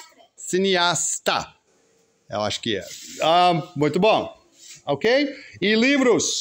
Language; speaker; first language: Portuguese; non-native, fluent; English